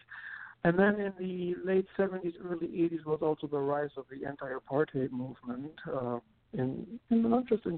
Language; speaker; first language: English; non-native, fluent; German